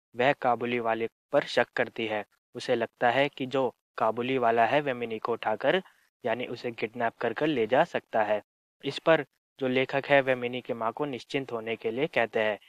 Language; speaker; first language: Hindi; native; Hindi